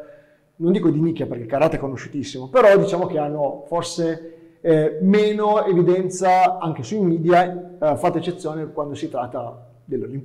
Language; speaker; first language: Italian; native; Italian